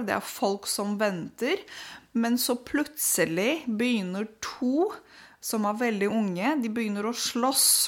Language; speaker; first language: Norwegian; non-native, fluent; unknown